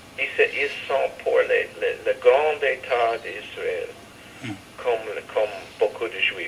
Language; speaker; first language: French; non-native, fluent; English